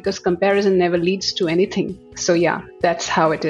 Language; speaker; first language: English; non-native, local second language; Assamese